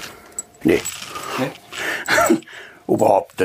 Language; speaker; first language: German; non-native, learner; Italian